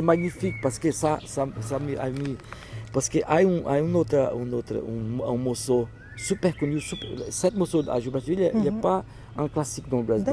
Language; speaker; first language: French; non-native, learner; Portuguese